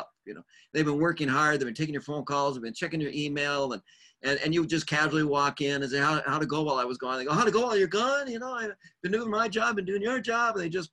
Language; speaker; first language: English; native; English